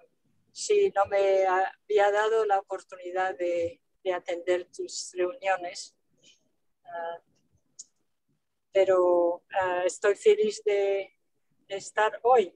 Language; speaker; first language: Spanish; non-native, fluent; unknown